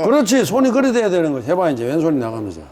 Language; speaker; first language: Korean; native; Korean